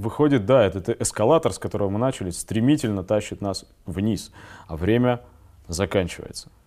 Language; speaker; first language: Russian; native; Russian